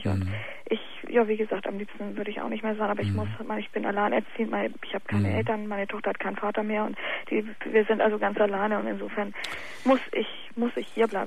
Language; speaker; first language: German; native; German